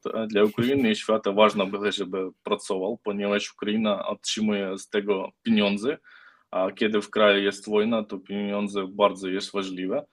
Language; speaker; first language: Polish; non-native, learner; Ukrainian